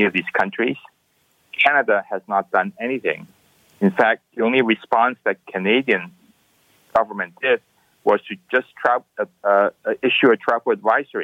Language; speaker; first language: English; non-native, local second language; Cantonese